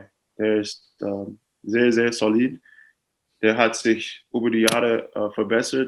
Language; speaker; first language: German; non-native, fluent; English